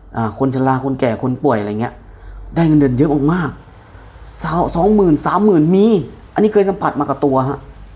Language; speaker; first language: Thai; native; Thai